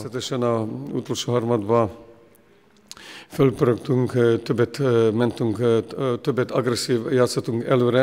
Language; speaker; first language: Hungarian; non-native, learner; Slovak